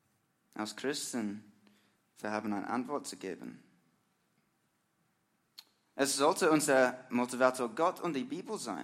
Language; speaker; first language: German; non-native, learner; English